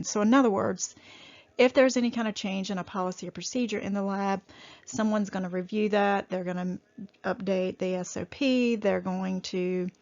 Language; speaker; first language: English; native; English